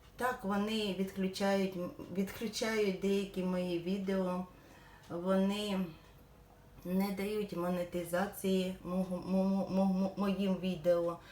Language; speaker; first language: Ukrainian; non-native, local second language; Russian